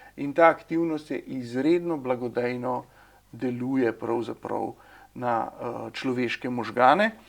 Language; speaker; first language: Slovenian; native; Slovenian